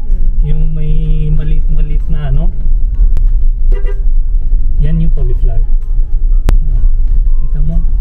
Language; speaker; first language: Filipino; non-native, learner; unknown